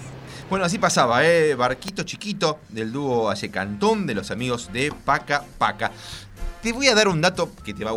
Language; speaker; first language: Spanish; native; Spanish